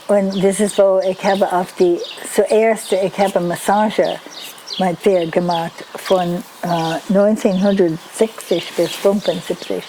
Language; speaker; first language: German; non-native, learner; English